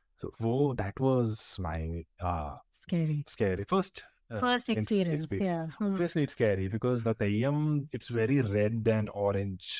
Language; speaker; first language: English; non-native, local second language; Tulu